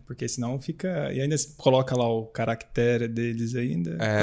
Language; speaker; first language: Portuguese; native; Portuguese